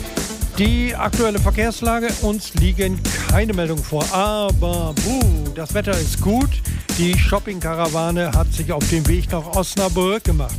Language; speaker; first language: German; native; German